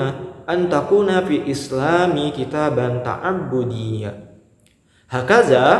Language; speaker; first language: Arabic; non-native, learner; Indonesian